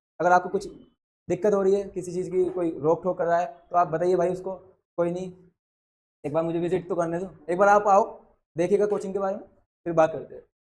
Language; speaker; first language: Hindi; native; Hindi